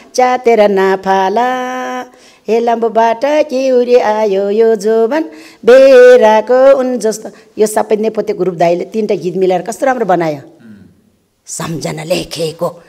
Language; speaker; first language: Nepali; non-native, local second language; Eastern Tamang